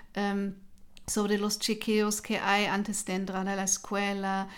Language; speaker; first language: Spanish; non-native, fluent; German